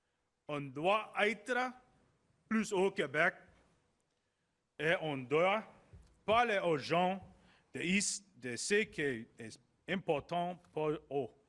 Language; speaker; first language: French; non-native, learner; English